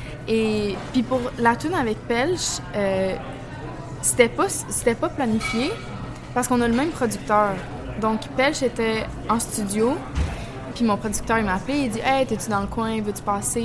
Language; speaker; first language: French; early bilingual, heritage; French